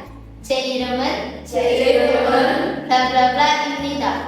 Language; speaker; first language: Korean; non-native, learner; Indonesian